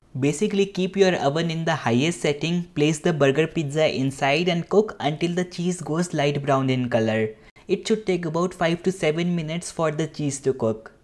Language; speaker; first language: English; non-native, local second language; Hindi